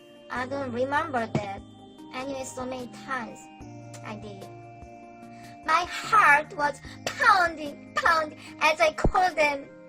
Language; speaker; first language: English; non-native, fluent; Korean